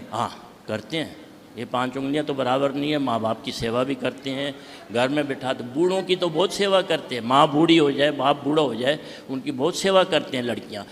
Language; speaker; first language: Hindi; native; Hindi